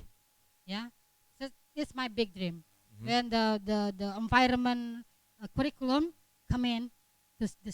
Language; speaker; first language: English; non-native, learner; Indonesian